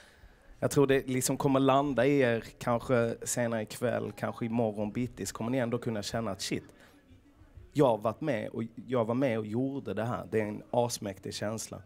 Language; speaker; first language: Swedish; native; Swedish